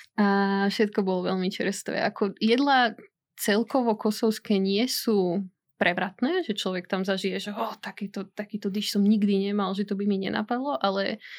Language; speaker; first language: Slovak; native; Slovak